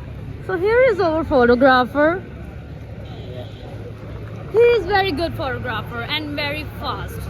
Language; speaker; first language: English; non-native, local second language; Punjabi